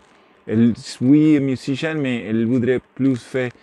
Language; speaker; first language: French; non-native, learner; Spanish